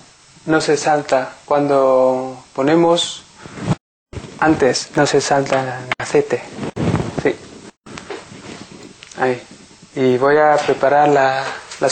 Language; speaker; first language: Spanish; non-native, learner; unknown